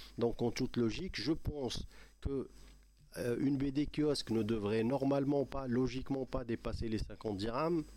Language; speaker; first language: French; non-native, local second language; Arabic